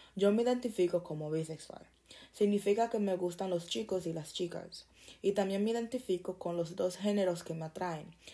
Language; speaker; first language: Spanish; early bilingual, heritage; Spanish